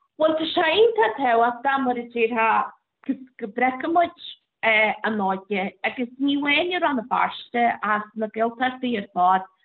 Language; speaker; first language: Irish; native; Irish